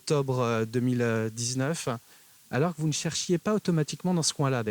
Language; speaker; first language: French; native; French